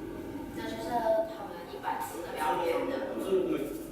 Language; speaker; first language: Chinese; native; Chinese